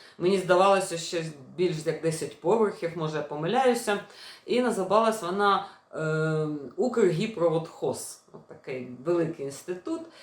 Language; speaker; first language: Ukrainian; non-native, local second language; Russian